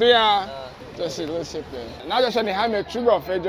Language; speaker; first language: Chinese; non-native, learner; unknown